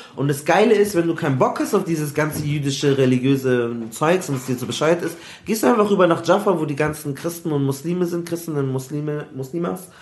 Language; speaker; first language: German; early bilingual, other home language; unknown